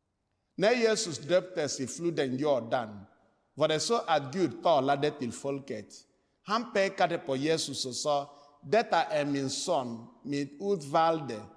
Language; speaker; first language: Swedish; non-native, fluent; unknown